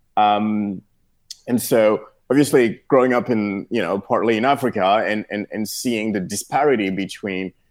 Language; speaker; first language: English; non-native, local second language; French